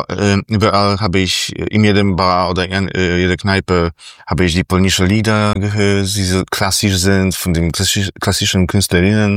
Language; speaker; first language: German; non-native, fluent; Polish